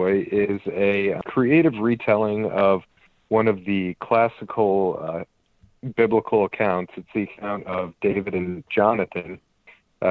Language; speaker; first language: English; native; English